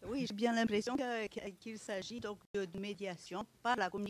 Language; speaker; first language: French; non-native, fluent; Portuguese